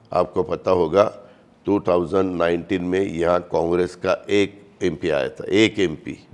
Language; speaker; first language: Hindi; non-native, local second language; Marathi